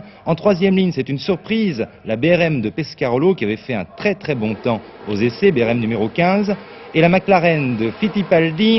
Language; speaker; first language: French; native; French